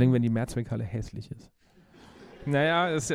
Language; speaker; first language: German; native; German